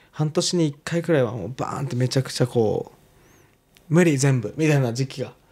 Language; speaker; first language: Japanese; early bilingual, heritage; Japanese